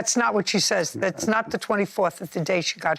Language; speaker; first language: English; native; English